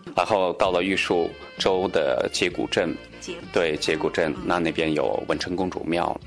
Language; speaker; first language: Chinese; non-native, local second language; Tibetan